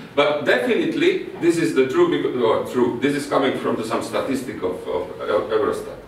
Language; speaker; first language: English; non-native, fluent; Slovak